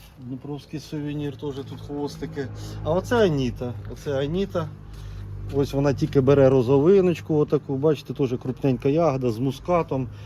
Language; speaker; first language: Ukrainian; native; Ukrainian